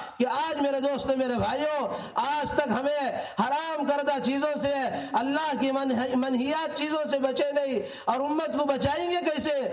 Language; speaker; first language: Urdu; native; Urdu